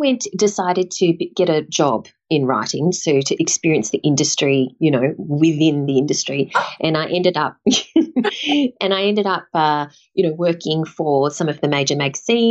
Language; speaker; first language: English; native; English